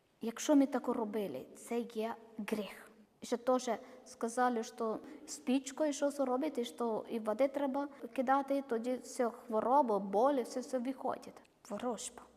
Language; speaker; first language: Ukrainian; non-native, learner; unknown